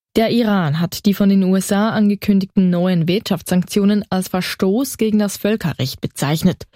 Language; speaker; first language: German; native; German